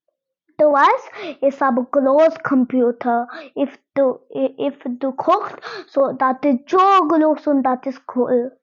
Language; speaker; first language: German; non-native, learner; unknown